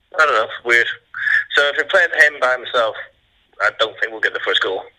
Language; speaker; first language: English; native; English